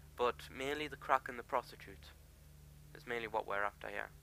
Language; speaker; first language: English; native; English